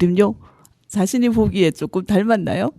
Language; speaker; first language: Korean; native; Korean